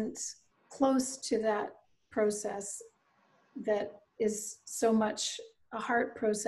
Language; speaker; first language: English; native; English